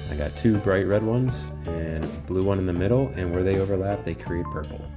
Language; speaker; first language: English; native; English